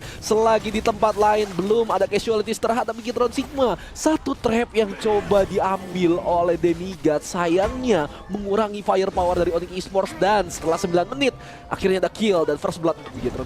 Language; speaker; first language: Indonesian; native; Indonesian